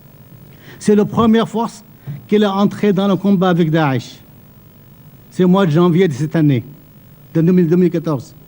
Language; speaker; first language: French; non-native, fluent; Arabic